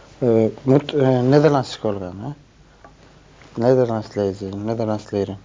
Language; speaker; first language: Dutch; non-native, learner; Turkish